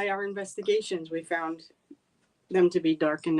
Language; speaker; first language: English; native; English